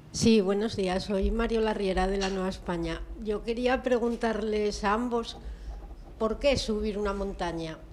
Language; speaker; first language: English; non-native, fluent; German